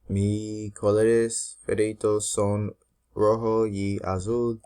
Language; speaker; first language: Spanish; non-native, learner; English